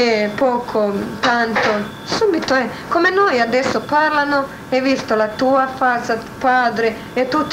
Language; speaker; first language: Italian; non-native, learner; Croatian